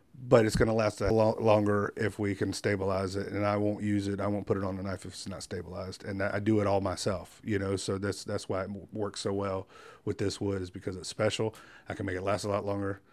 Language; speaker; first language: English; native; English